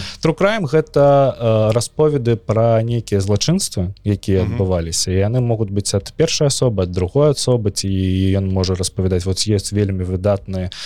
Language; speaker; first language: Belarusian; non-native, local second language; Russian